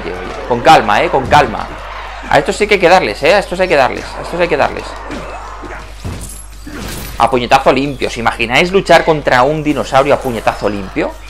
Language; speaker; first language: Spanish; native; Spanish